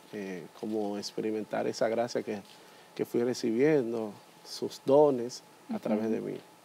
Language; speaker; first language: Spanish; native; Spanish